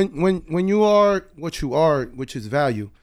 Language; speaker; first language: English; early bilingual, other home language; Spanish